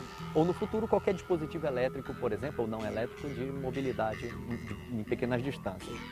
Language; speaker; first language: Portuguese; native; Portuguese